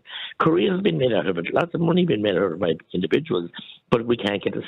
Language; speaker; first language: English; native; English